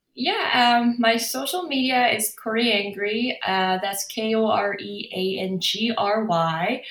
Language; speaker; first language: English; non-native, fluent; Korean